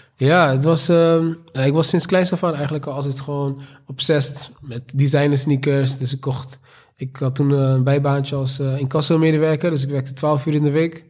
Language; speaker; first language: Dutch; native; Dutch